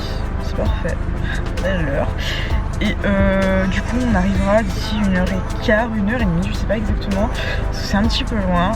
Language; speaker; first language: French; native; French